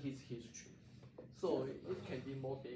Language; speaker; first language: English; non-native, learner; Chinese